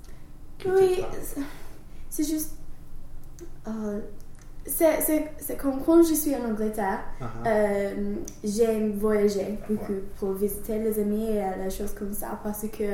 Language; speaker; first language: French; non-native, learner; English